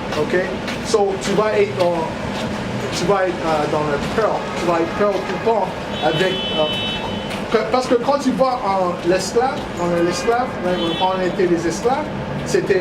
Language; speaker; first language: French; non-native, learner; English